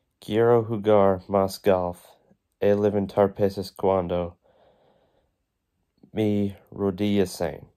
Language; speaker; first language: Spanish; non-native, learner; English